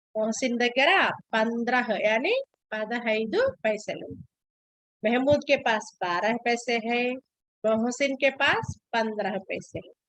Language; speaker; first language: Hindi; non-native, local second language; Telugu